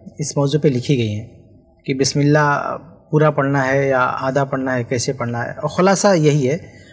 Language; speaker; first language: Hindi; native; Hindi